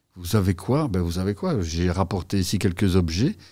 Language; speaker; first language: French; native; French